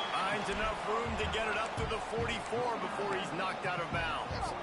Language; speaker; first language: English; native; English